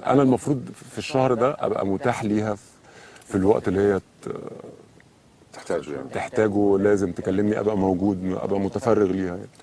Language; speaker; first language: Arabic; native; Arabic